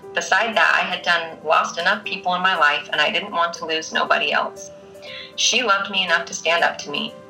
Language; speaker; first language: English; native; English